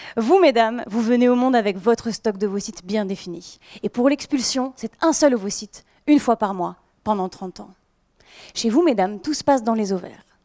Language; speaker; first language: French; native; French